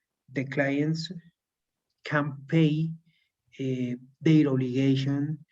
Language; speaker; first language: English; non-native, learner; Spanish